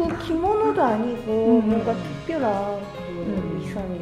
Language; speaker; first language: Korean; non-native, fluent; Japanese